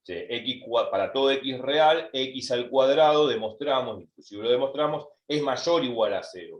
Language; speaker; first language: Spanish; native; Spanish